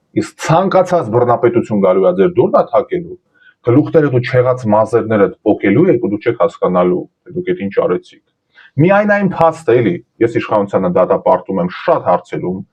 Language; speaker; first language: Armenian; early bilingual, heritage; Armenian